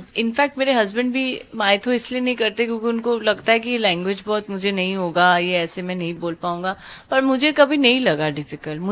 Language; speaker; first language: Hindi; non-native, local second language; Bangla